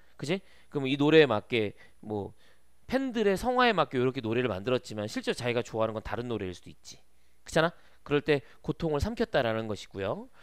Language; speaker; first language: Korean; native; Korean